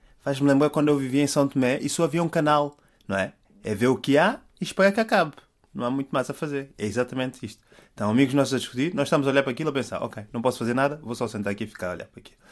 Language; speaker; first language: Portuguese; native; Portuguese